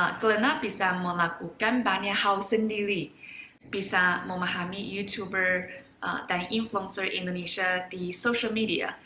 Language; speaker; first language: Indonesian; non-native, fluent; Chinese